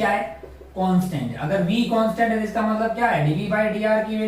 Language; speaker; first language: Hindi; native; Hindi